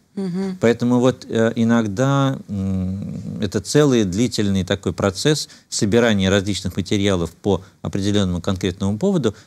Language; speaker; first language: Russian; native; Russian